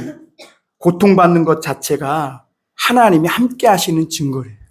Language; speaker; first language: Korean; native; Korean